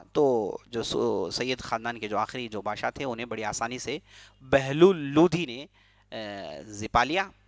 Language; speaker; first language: Urdu; native; Urdu